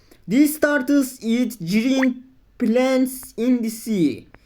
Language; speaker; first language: English; non-native, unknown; Turkish